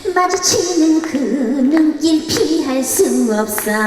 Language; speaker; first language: Korean; native; Korean